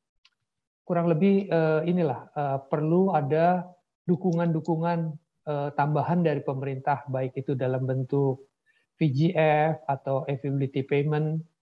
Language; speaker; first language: Indonesian; native; Indonesian